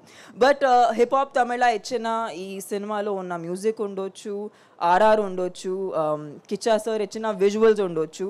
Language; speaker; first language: Telugu; non-native, fluent; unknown